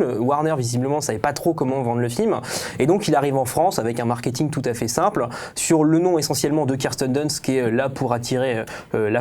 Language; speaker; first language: French; native; French